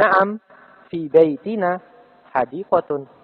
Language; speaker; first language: Arabic; non-native, fluent; Indonesian